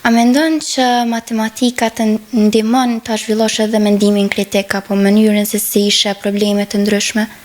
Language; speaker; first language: Albanian; native; Albanian